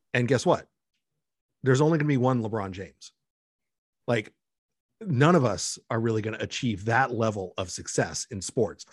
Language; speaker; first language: English; early bilingual, other home language; Spanish